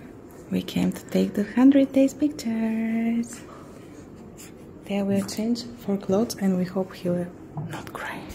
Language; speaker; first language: English; non-native, local second language; Bulgarian